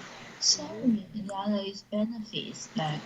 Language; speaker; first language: English; non-native, learner; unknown